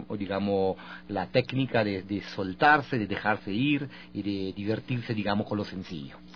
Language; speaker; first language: Spanish; non-native, fluent; Italian